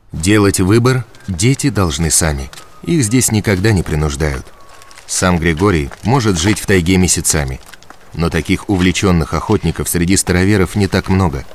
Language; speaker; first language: Russian; native; Russian